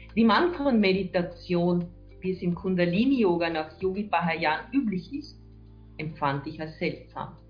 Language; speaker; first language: German; native; German